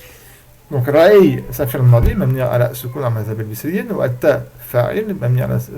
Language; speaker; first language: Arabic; non-native, fluent; French